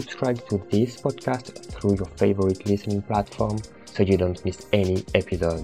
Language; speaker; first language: English; non-native, fluent; French